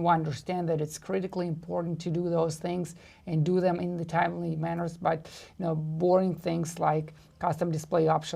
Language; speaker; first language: English; non-native, fluent; Russian